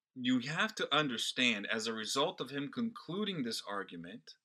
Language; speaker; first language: English; non-native, fluent; Portuguese